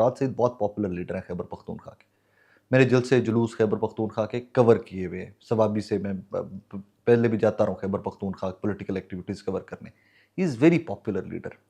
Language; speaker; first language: Urdu; non-native, local second language; Punjabi